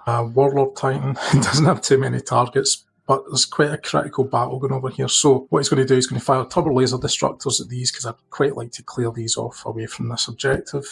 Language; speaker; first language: English; native; English